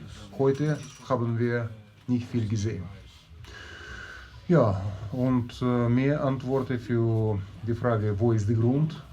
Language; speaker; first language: German; non-native, learner; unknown